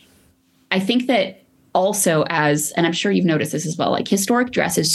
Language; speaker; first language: English; native; English